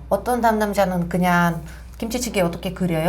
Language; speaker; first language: Korean; non-native, fluent; Russian